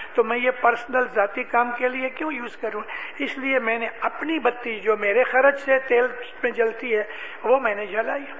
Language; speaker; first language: Urdu; non-native, local second language; Gujarati